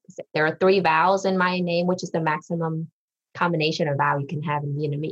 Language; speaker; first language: English; early bilingual, other home language; Vietnamese